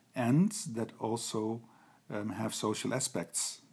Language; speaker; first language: English; non-native, fluent; Dutch